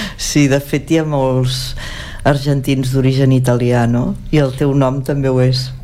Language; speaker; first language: Catalan; native; Catalan